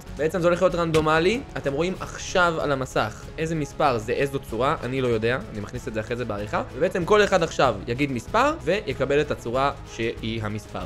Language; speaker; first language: Hebrew; native; Hebrew